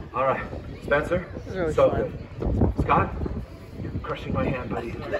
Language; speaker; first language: English; native; English